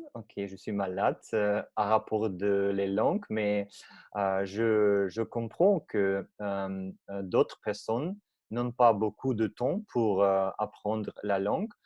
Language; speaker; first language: French; non-native, learner; Russian